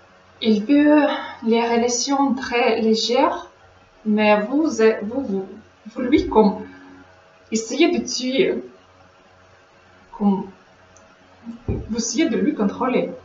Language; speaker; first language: French; non-native, learner; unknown